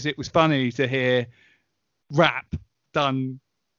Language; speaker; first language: English; native; English